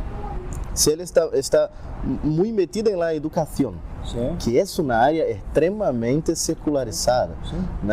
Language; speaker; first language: Spanish; non-native, fluent; Portuguese